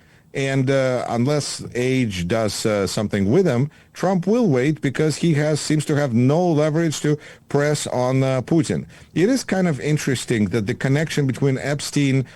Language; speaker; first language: English; non-native, fluent; Russian